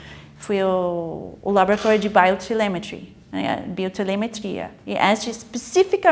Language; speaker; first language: Portuguese; non-native, fluent; English